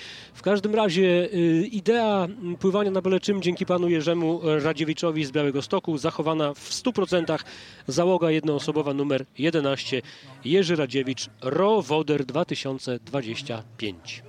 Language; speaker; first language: Polish; native; Polish